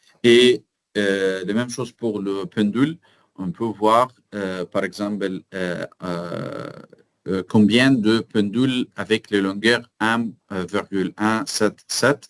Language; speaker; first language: French; non-native, learner; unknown